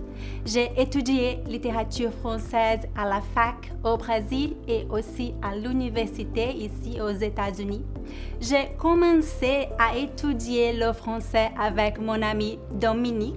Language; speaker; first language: English; non-native, fluent; Portuguese